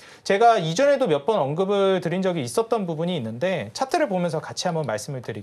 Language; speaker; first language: Korean; native; Korean